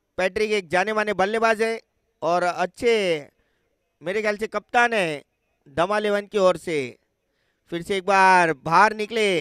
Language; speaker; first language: Hindi; non-native, local second language; Marathi